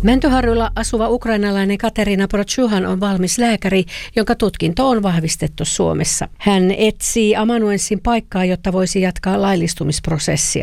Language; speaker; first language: Finnish; native; Finnish